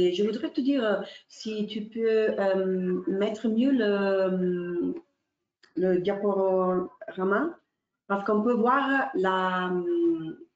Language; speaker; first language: French; non-native, fluent; Italian